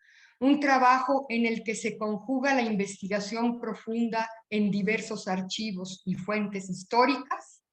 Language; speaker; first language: Spanish; native; Spanish